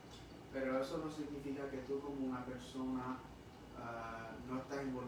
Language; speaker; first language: Spanish; early bilingual, heritage; Spanish